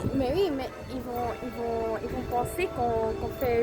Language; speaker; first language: French; non-native, fluent; English